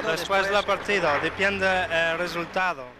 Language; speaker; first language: Spanish; non-native, learner; Italian